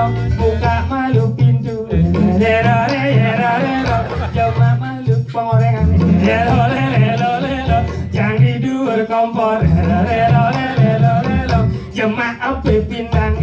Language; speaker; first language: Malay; non-native, local second language; Balinese